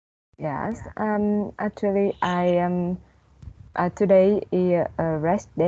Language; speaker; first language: English; non-native, learner; Vietnamese